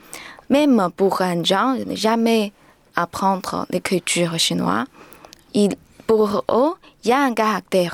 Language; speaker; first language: French; non-native, learner; Chinese